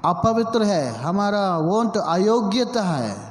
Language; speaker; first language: Hindi; non-native, local second language; Telugu